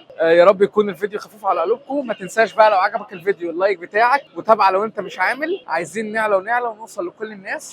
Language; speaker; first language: Arabic; native; Arabic